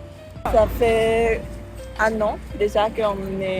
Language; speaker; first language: French; non-native, learner; Thai